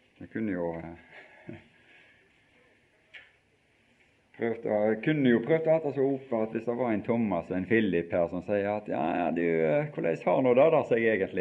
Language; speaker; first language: Norwegian; native; Norwegian